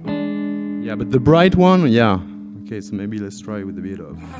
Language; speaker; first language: English; non-native, fluent; French